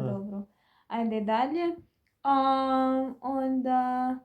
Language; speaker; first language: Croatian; non-native, learner; Filipino